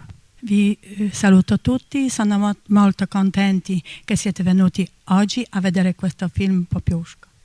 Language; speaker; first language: Italian; non-native, fluent; Polish